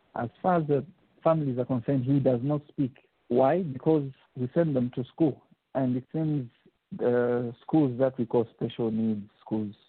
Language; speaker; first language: English; non-native, local second language; Bemba